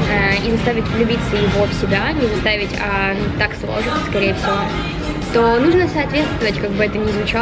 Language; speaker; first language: Russian; native; Russian